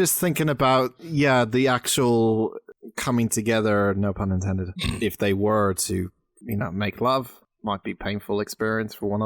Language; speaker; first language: English; native; English